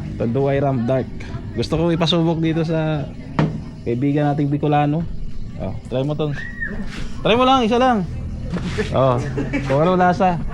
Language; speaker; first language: Filipino; non-native, local second language; Cebuano